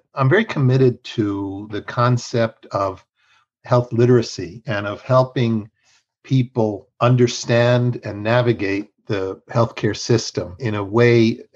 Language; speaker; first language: English; early bilingual, other home language; Spanish